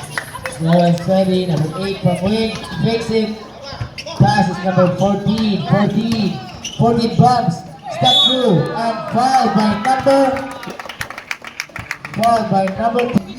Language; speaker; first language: English; non-native, local second language; Indonesian